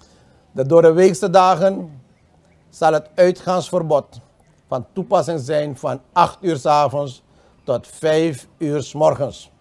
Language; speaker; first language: Dutch; native; Dutch